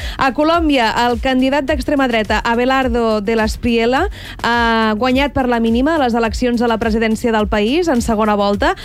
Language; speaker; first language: Catalan; native; Catalan